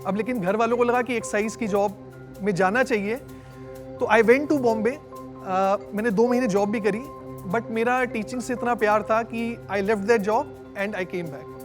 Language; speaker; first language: Hindi; native; Hindi